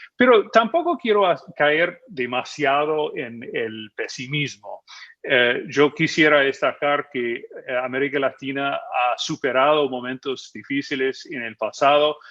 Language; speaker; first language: Spanish; non-native, fluent; English